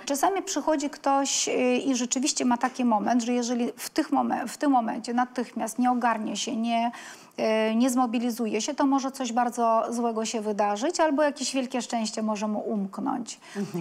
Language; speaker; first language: Polish; non-native, fluent; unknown